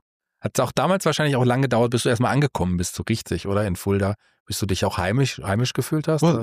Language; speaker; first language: German; native; German